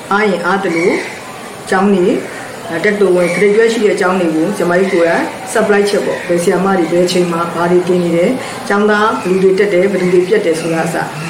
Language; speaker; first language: Burmese; native; Burmese